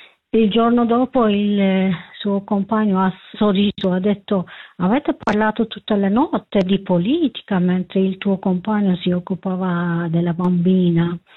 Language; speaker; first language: Italian; non-native, learner; Kurdish